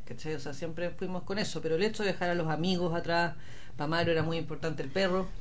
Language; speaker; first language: Spanish; native; Spanish